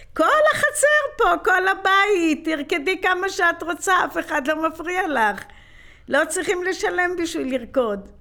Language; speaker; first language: Hebrew; native; Hebrew